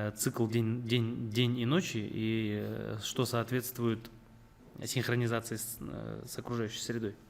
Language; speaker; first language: Russian; non-native, local second language; Kazakh